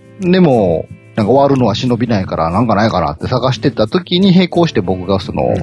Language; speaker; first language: Japanese; native; Japanese